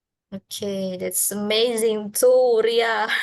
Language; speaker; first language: English; non-native, learner; Indonesian